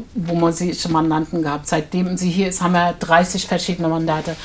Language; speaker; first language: German; non-native, fluent; Turkish